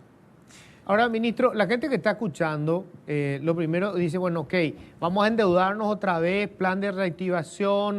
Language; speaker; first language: Spanish; native; Spanish